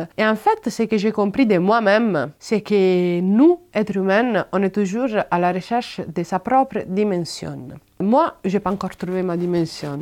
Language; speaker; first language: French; non-native, fluent; Italian